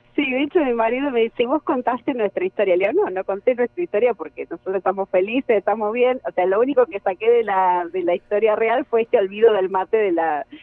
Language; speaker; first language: Spanish; native; Spanish